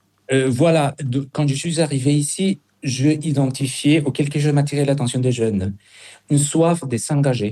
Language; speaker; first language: French; non-native, fluent; Spanish